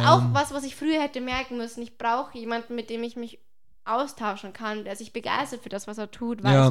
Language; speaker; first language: German; native; German